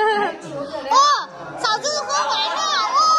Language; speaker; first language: Chinese; non-native, fluent; Vietnamese